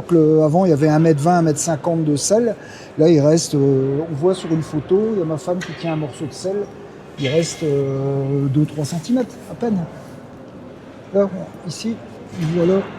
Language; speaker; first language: French; native; French